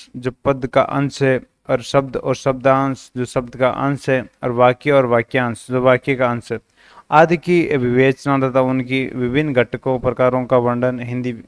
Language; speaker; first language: Hindi; native; Hindi